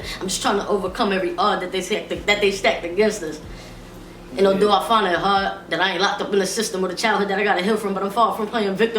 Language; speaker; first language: English; native; English